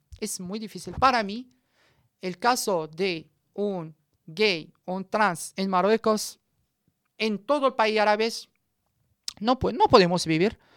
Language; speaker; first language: Spanish; non-native, learner; Arabic